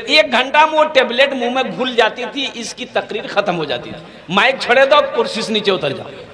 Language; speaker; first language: Hindi; non-native, local second language; Bangla